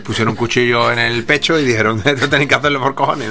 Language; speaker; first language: Spanish; native; Spanish